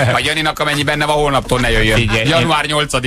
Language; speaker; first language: Hungarian; native; Hungarian